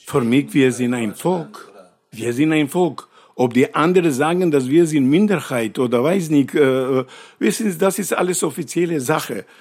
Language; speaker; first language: German; non-native, learner; Romany